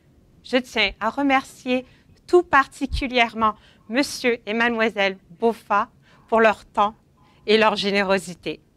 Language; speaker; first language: French; native; French